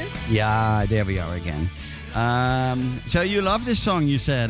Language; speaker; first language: English; non-native, fluent; Dutch